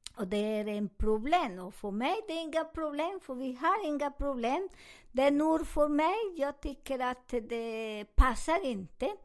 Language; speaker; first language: Swedish; non-native, learner; Spanish